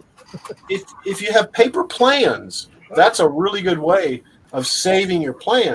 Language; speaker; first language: English; native; English